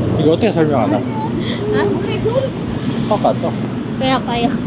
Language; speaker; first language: Korean; native; Korean